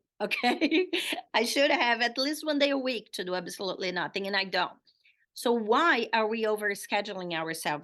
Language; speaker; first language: English; non-native, fluent; Portuguese